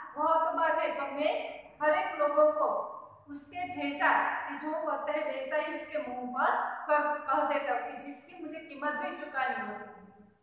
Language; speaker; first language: Hindi; non-native, local second language; Gujarati